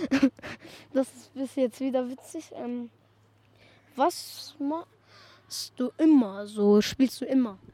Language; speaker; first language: German; native; German